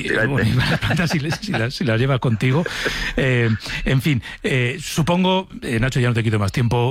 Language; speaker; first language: Spanish; native; Spanish